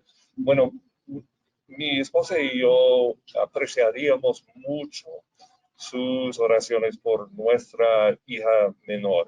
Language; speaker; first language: Spanish; non-native, fluent; English